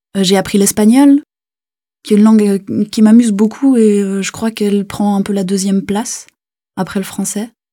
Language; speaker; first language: French; native; French